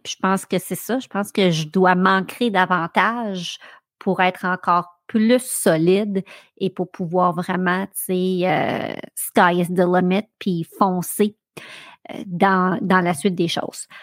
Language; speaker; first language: French; native; French